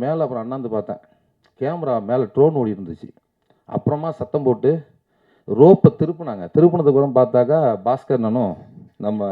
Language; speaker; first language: Tamil; native; Tamil